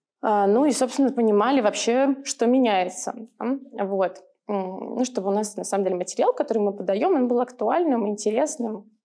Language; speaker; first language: Russian; native; Russian